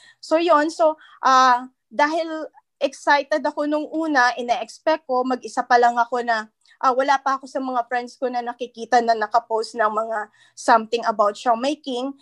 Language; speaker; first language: Filipino; native; Filipino